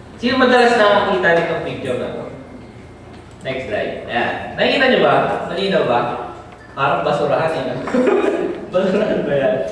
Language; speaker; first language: Filipino; native; Filipino